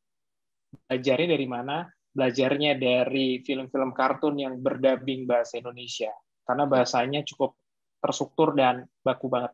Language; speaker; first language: Indonesian; native; Indonesian